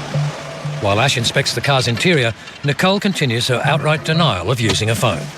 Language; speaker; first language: English; native; English